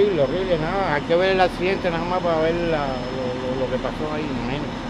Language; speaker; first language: Spanish; native; Spanish